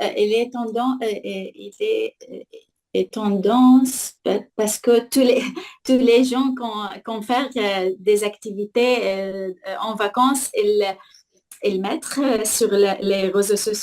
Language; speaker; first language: French; non-native, learner; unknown